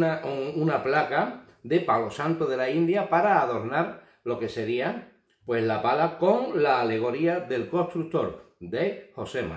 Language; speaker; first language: Spanish; native; Spanish